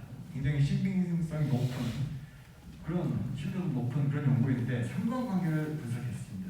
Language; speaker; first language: Korean; native; Korean